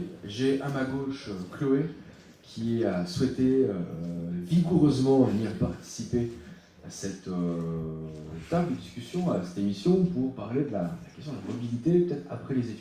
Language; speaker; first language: French; native; French